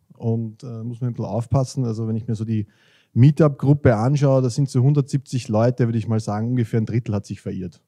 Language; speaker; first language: German; native; German